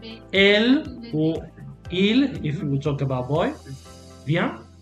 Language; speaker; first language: French; non-native, fluent; Spanish